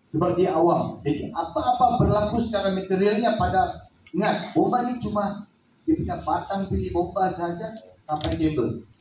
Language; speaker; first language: Malay; native; Malay